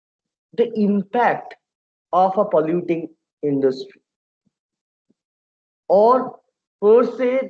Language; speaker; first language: English; non-native, local second language; Bangla